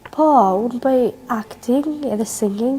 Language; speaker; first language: Albanian; early bilingual, heritage; Albanian